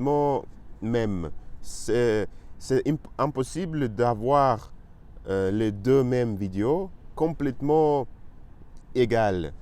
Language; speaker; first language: French; non-native, learner; Russian